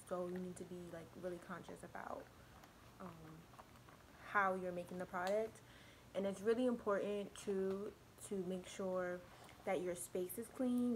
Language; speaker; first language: English; native; English